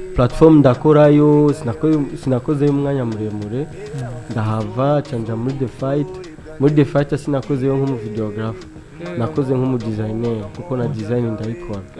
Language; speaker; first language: Rundi; native; Rundi